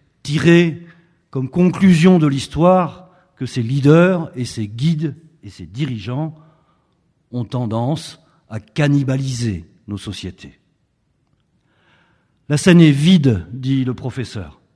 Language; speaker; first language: French; native; French